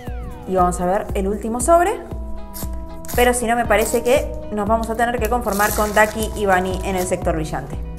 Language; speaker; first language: Spanish; native; Spanish